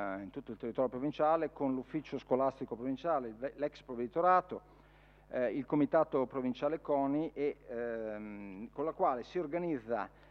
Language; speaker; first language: Italian; native; Italian